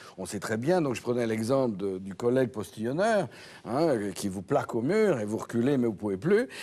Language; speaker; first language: French; native; French